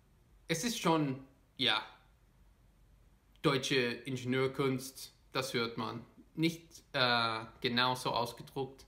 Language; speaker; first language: German; non-native, fluent; English